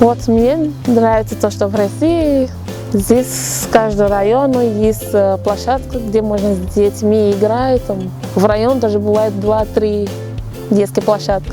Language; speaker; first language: Russian; non-native, learner; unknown